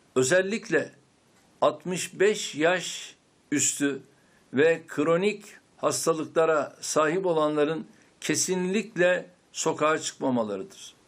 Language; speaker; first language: Turkish; native; Turkish